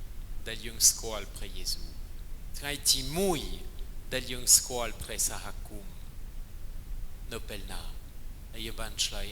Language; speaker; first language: Khmer; non-native, fluent; French